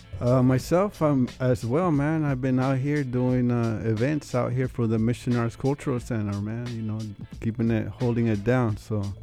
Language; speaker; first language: English; early bilingual, other home language; Spanish